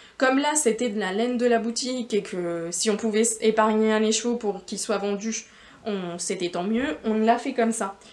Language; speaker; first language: French; non-native, fluent; Spanish